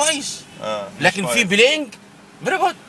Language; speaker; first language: Arabic; native; Arabic